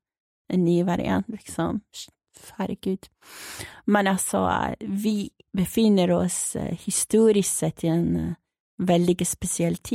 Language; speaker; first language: Swedish; non-native, fluent; Persian